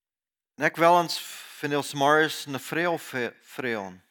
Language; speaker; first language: German; non-native, learner; Plautdietsch